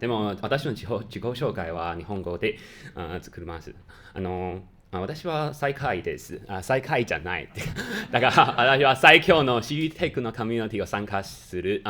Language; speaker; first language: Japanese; non-native, learner; Chinese